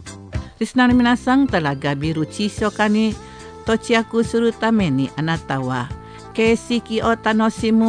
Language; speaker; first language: Japanese; non-native, fluent; Indonesian